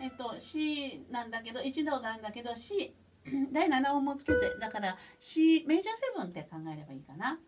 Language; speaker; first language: Japanese; native; Japanese